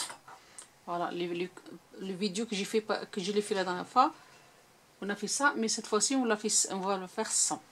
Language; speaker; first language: French; non-native, local second language; Arabic